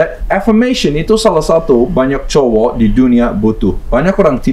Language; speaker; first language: Indonesian; non-native, learner; English